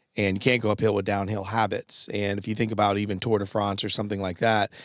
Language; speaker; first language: English; native; English